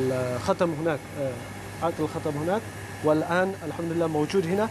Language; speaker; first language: Arabic; non-native, learner; Urdu